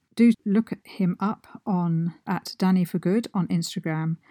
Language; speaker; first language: English; native; English